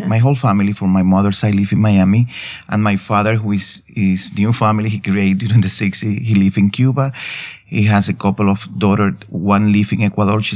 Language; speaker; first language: English; non-native, fluent; Spanish